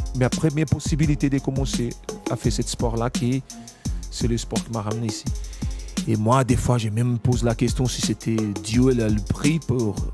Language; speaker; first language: French; non-native, fluent; Portuguese